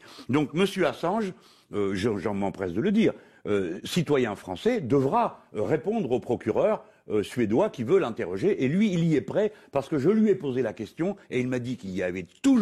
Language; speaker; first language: French; native; French